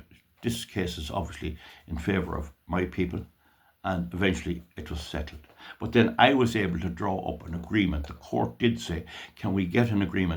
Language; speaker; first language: English; native; English